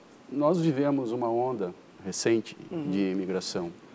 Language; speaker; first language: Portuguese; native; Portuguese